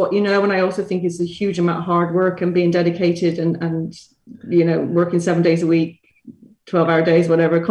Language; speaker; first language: English; native; English